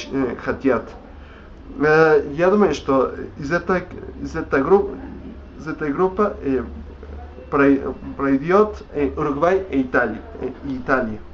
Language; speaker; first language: Russian; non-native, learner; Spanish